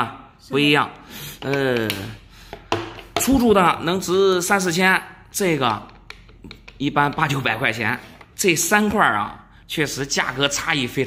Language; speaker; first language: Chinese; native; Chinese